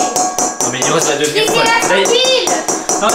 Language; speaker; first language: French; native; French